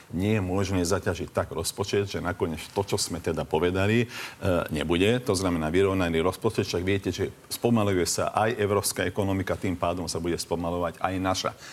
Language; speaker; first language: Slovak; non-native, local second language; Hungarian